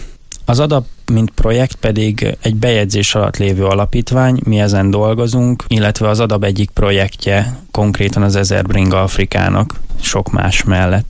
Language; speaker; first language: Hungarian; native; Hungarian